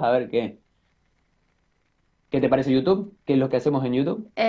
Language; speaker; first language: Spanish; native; Spanish